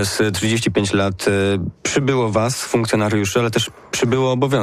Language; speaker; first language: Polish; native; Polish